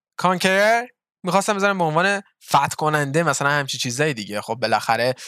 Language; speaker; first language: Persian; early bilingual, heritage; Persian